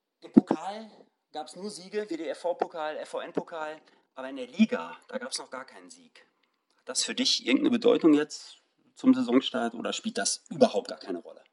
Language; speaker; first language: German; native; German